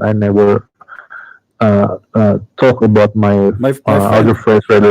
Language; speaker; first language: English; non-native, learner; Indonesian